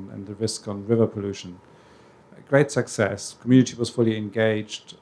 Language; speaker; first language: English; native; English